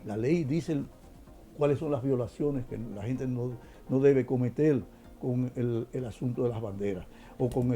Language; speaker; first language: Spanish; native; Spanish